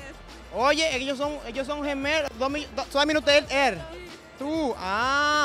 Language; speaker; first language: Spanish; native; Spanish